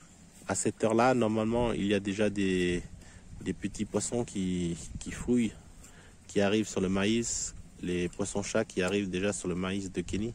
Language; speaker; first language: French; native; French